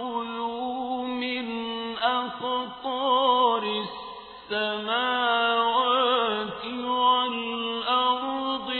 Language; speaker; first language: Arabic; native; Arabic